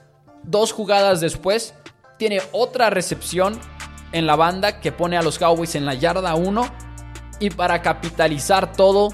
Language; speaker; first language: Spanish; native; Spanish